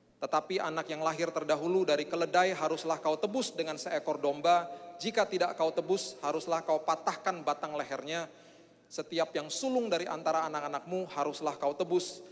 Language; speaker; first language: Indonesian; native; Indonesian